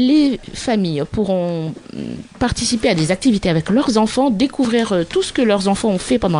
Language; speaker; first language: French; native; French